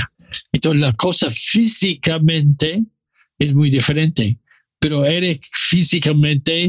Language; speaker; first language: Spanish; non-native, learner; English